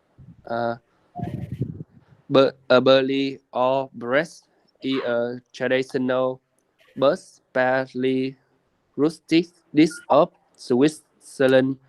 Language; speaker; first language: English; non-native, learner; Vietnamese